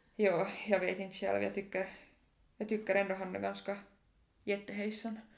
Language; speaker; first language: Swedish; native; Swedish